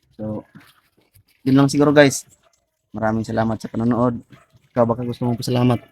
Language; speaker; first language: Filipino; non-native, local second language; Cebuano